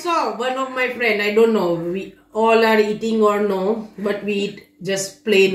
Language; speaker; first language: English; non-native, local second language; Gujarati